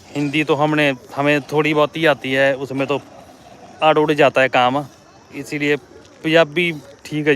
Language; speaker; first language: Hindi; non-native, local second language; Punjabi